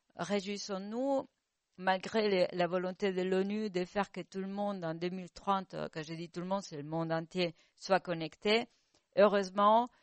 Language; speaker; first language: French; non-native, fluent; Spanish